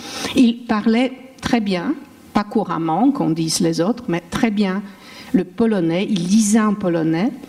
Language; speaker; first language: French; non-native, fluent; Polish